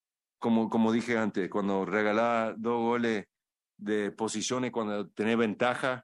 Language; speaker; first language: Spanish; non-native, fluent; English